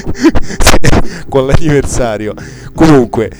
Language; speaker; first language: Italian; native; Italian